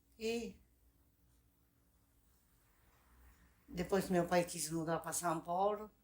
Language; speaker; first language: Portuguese; non-native, local second language; Japanese